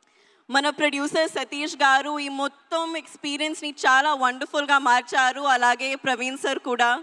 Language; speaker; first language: Telugu; non-native, local second language; Hindi